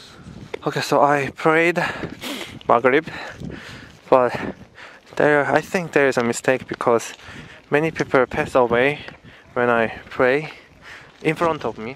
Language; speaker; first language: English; non-native, learner; Korean